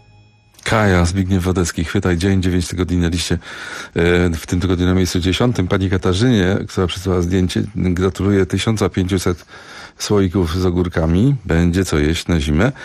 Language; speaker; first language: Polish; native; Polish